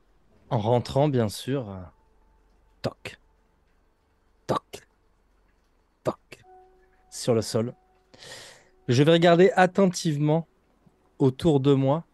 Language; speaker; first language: French; native; French